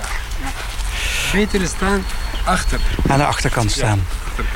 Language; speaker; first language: Dutch; non-native, learner; Arabic